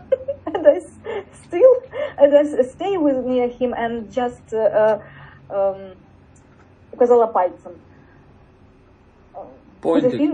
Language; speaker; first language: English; non-native, learner; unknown